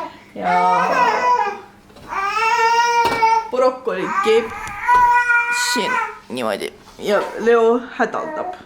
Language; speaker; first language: Estonian; native; Estonian